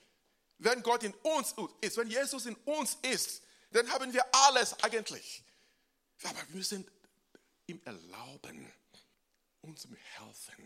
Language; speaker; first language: German; non-native, fluent; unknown